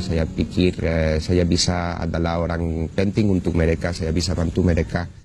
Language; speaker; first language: Indonesian; non-native, fluent; Spanish